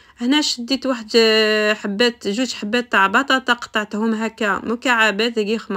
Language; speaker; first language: Arabic; non-native, local second language; Kabyle